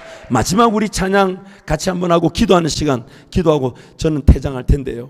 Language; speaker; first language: Korean; native; Korean